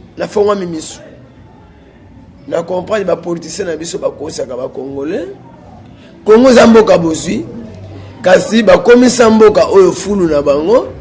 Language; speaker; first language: Lingala; non-native, local second language; Kongo